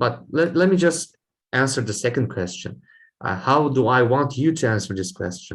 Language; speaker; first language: English; non-native, fluent; Turkish